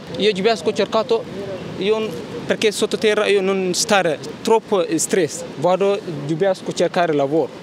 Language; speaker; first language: Italian; non-native, learner; Tigrinya